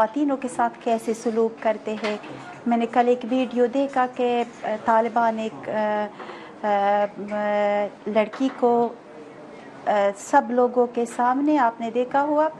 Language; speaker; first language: Hindi; non-native, fluent; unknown